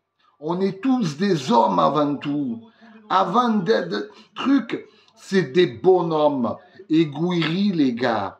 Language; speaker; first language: French; native; French